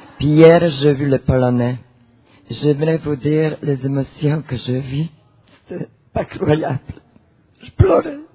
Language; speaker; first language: French; non-native, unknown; Polish